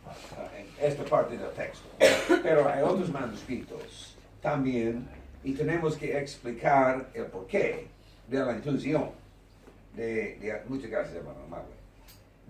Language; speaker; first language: Spanish; non-native, learner; English